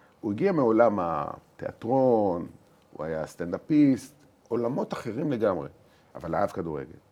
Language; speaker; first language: Hebrew; native; Hebrew